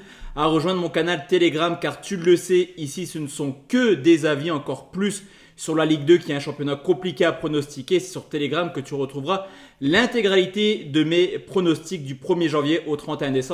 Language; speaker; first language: French; native; French